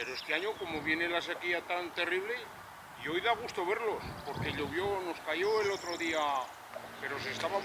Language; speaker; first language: Spanish; native; Spanish